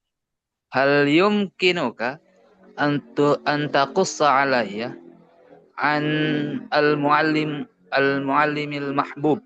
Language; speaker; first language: Arabic; non-native, learner; Indonesian